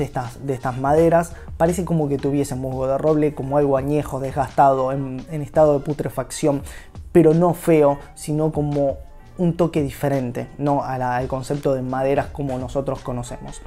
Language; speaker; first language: Spanish; native; Spanish